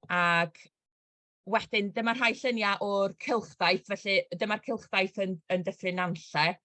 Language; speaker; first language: Welsh; native; Welsh